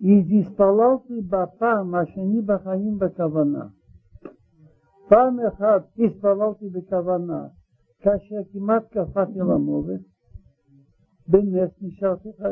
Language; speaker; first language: Hebrew; non-native, learner; Russian